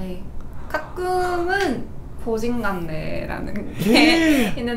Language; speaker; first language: Korean; non-native, fluent; Japanese